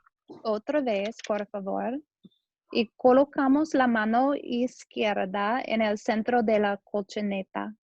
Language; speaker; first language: Spanish; non-native, learner; English